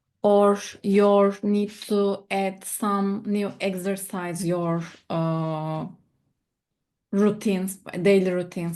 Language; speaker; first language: English; non-native, learner; Turkish